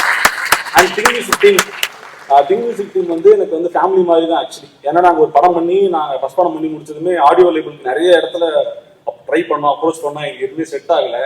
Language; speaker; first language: Tamil; native; Tamil